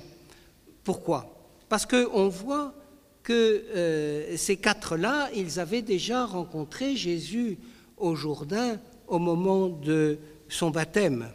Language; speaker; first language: French; native; French